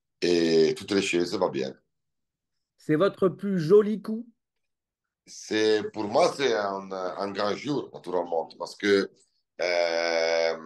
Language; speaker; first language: French; non-native, learner; Italian